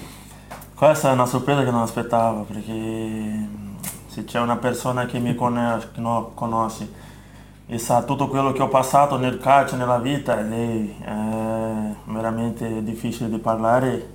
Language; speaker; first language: Italian; non-native, fluent; Portuguese